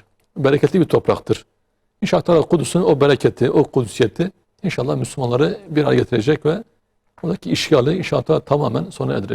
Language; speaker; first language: Turkish; native; Turkish